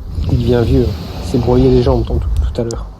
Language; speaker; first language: French; native; French